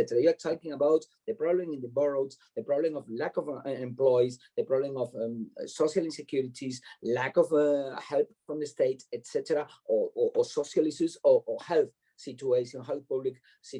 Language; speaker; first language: English; non-native, fluent; Spanish